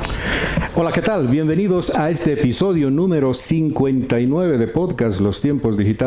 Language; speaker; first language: Spanish; native; Spanish